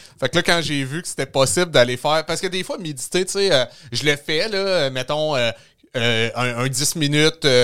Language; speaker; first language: French; native; French